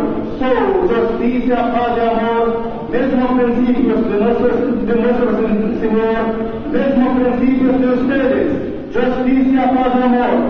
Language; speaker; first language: Spanish; non-native, learner; Arabic